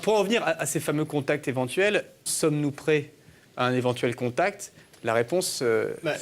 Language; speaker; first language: French; native; French